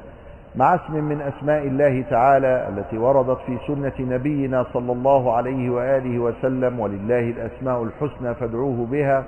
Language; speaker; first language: Arabic; native; Arabic